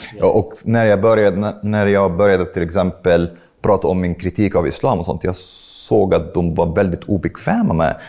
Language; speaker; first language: Swedish; non-native, fluent; Arabic